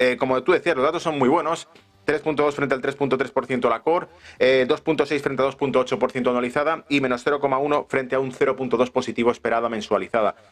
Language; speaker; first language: Spanish; native; Spanish